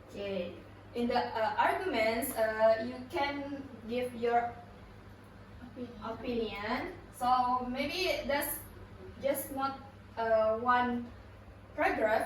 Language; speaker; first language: English; non-native, learner; Indonesian